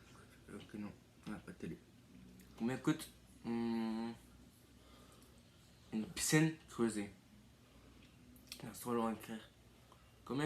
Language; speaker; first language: French; native; French